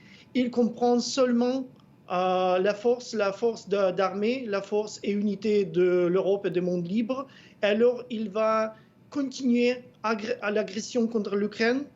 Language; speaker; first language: French; non-native, fluent; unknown